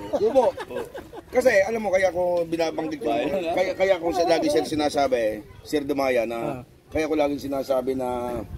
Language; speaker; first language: Filipino; non-native, local second language; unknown